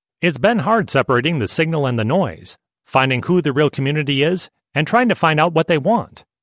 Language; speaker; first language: English; native; English